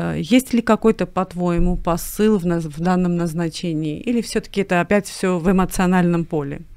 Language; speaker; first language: Russian; non-native, local second language; Armenian